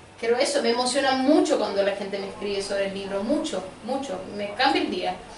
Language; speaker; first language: Spanish; early bilingual, other home language; Portuguese